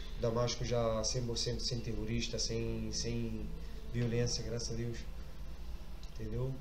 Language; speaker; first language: Portuguese; non-native, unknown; Arabic